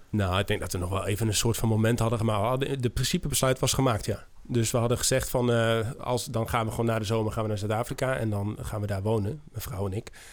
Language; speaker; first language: Dutch; native; Dutch